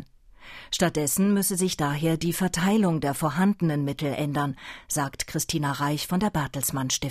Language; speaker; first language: German; native; German